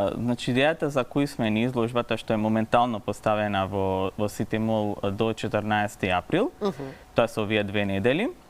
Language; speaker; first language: Macedonian; non-native, local second language; Romany